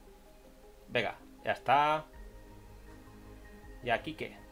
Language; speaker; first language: Spanish; native; Spanish